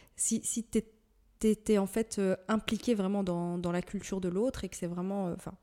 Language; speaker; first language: French; native; French